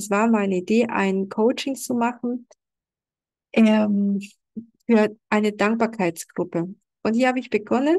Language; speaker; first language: German; non-native, fluent; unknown